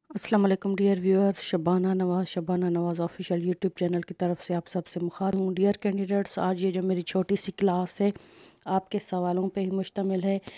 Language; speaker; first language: Urdu; non-native, local second language; Sindhi